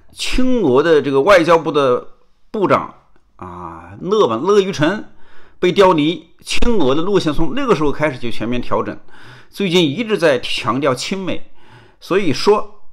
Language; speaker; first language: Chinese; native; Chinese